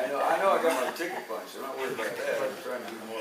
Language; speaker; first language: English; native; English